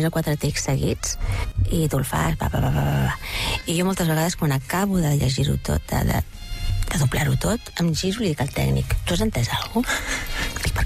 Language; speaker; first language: Catalan; native; Catalan